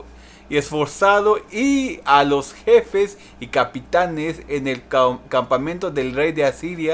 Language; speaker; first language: Spanish; early bilingual, heritage; Spanish